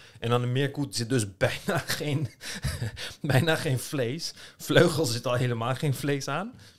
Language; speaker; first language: Dutch; early bilingual, other home language; Turkish